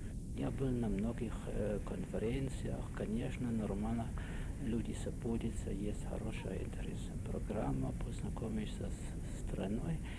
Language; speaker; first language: Russian; non-native, fluent; German